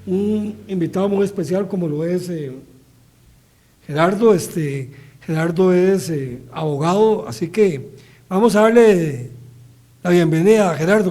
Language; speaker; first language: Spanish; native; Spanish